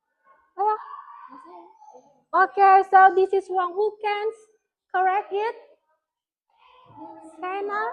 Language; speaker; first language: English; non-native, fluent; Indonesian